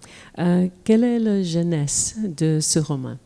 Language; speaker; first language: French; non-native, fluent; English